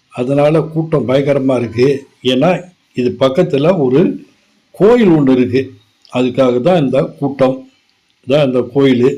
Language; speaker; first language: Tamil; native; Tamil